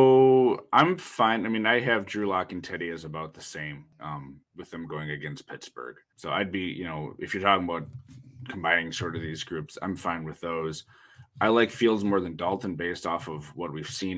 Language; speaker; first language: English; native; English